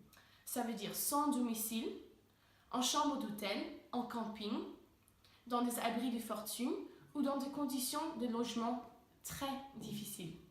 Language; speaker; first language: French; non-native, learner; Danish